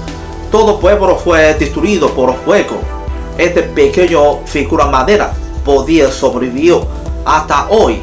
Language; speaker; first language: Spanish; non-native, fluent; Chinese